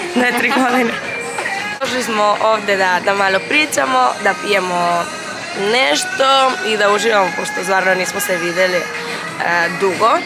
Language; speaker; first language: Bosnian; early bilingual, heritage; Bosnian